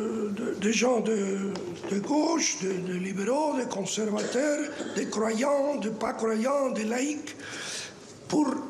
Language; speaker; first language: French; non-native, fluent; Spanish